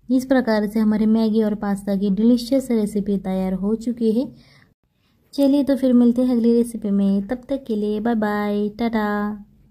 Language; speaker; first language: Hindi; non-native, local second language; Marathi